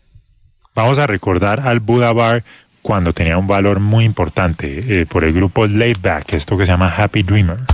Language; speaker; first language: Spanish; native; Spanish